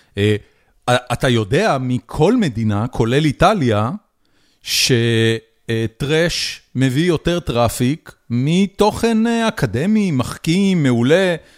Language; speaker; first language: Hebrew; native; Hebrew